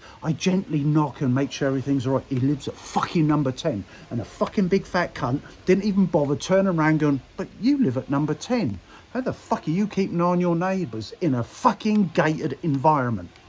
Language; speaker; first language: English; native; English